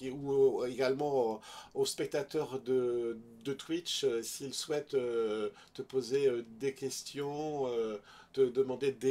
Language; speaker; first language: French; native; French